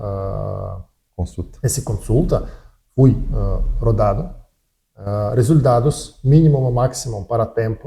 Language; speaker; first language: Portuguese; non-native, learner; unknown